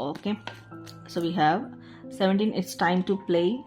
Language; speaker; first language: English; non-native, local second language; Tamil